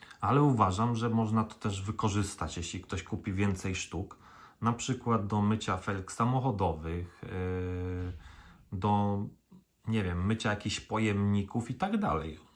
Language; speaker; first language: Polish; native; Polish